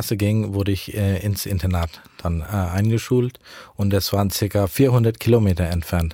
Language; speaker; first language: German; early bilingual, heritage; German